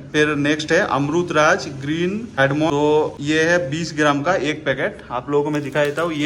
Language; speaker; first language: Hindi; non-native, local second language; Bangla